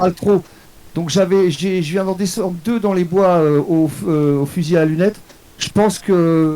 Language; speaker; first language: French; native; French